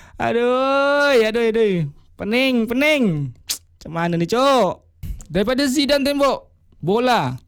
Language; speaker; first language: Malay; native; Malay